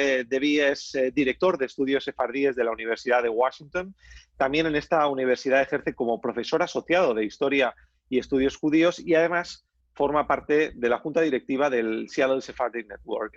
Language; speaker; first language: Spanish; native; Spanish